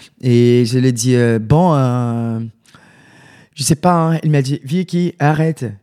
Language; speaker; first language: French; non-native, learner; Portuguese